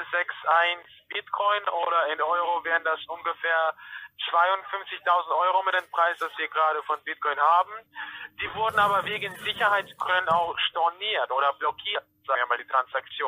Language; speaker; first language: German; non-native, fluent; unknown